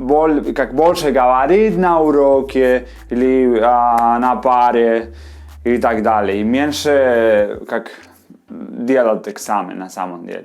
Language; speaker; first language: Russian; non-native, fluent; Spanish